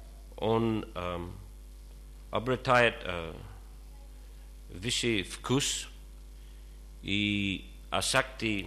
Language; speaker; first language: Russian; non-native, fluent; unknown